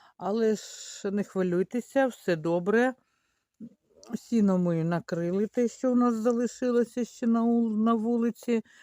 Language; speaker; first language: Ukrainian; native; Ukrainian